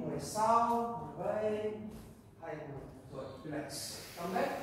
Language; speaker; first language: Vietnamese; non-native, learner; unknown